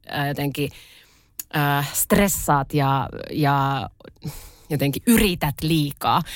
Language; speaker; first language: Finnish; early bilingual, other home language; Russian